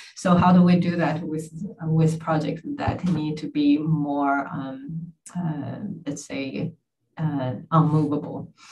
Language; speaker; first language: English; non-native, fluent; Chinese